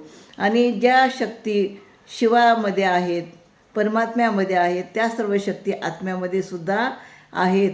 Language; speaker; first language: Marathi; native; Marathi